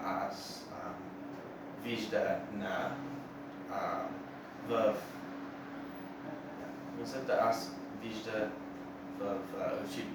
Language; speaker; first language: Bulgarian; non-native, learner; English